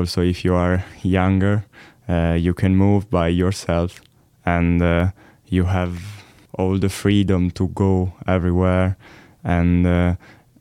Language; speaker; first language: English; non-native, learner; Italian